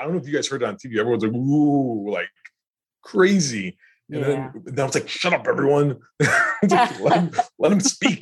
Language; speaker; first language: English; native; English